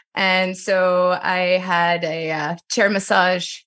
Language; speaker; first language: English; non-native, fluent; French